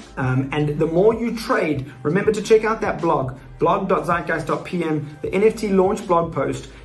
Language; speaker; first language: English; native; English